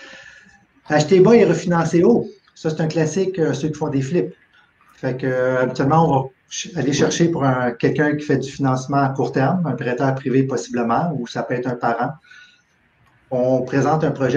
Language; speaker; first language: French; native; French